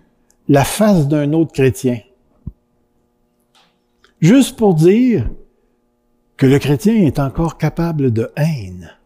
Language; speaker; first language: French; native; French